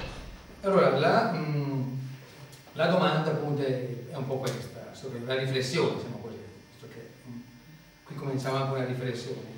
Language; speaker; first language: Italian; native; Italian